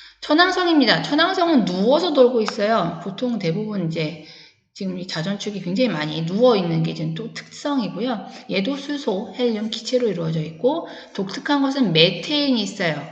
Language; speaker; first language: Korean; native; Korean